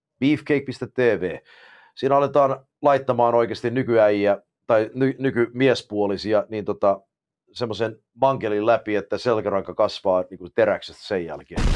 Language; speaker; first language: Finnish; early bilingual, heritage; Finnish